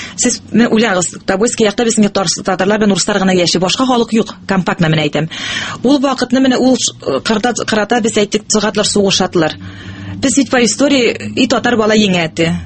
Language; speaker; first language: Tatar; native; Tatar